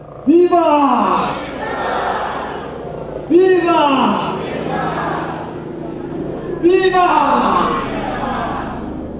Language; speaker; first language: Japanese; early bilingual, heritage; Portuguese